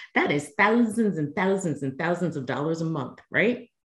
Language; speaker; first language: English; native; English